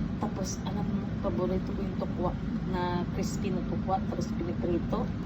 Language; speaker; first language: Filipino; native; Filipino